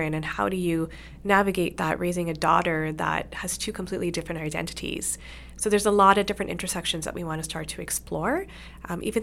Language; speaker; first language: English; native; English